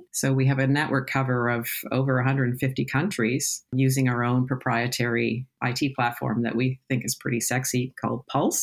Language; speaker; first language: English; native; English